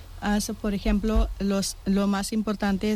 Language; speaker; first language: Spanish; non-native, learner; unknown